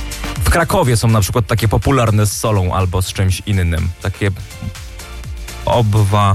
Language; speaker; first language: Polish; native; Polish